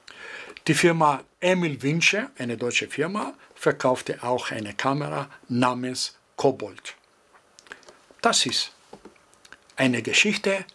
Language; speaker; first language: German; non-native, fluent; Greek